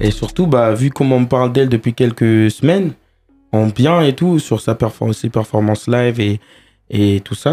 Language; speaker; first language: French; native; French